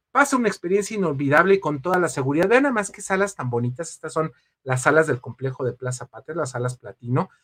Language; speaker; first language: Spanish; native; Spanish